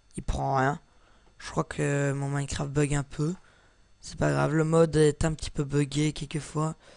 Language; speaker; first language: French; native; French